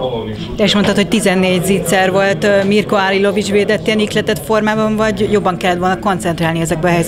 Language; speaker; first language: Hungarian; native; Hungarian